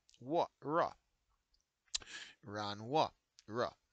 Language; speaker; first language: Chinese; non-native, learner; English